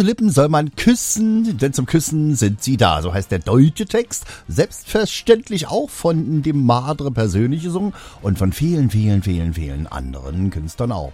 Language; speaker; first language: German; native; German